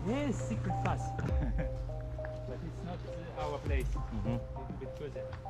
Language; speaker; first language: English; non-native, learner; German